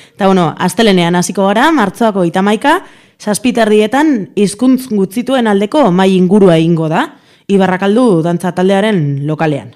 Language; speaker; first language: Basque; non-native, local second language; Spanish